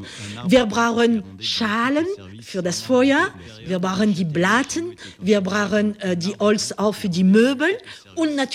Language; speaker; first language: German; non-native, learner; French